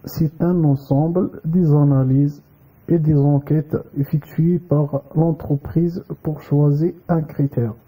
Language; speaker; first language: French; non-native, local second language; Arabic